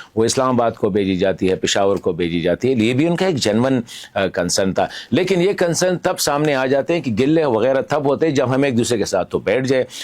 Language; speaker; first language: Urdu; non-native, local second language; Pashto